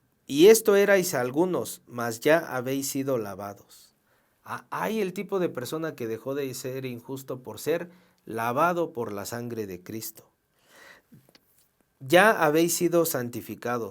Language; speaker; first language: Spanish; native; Spanish